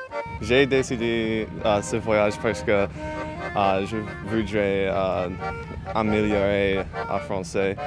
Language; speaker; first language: French; non-native, learner; English